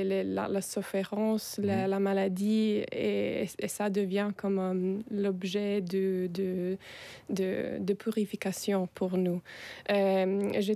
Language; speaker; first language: French; non-native, fluent; Italian